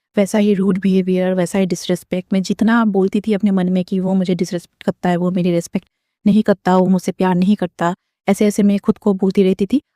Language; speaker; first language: Hindi; non-native, local second language; Bangla